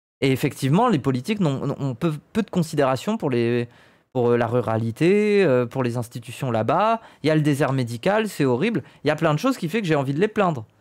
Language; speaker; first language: French; native; French